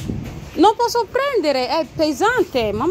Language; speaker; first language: Italian; non-native, learner; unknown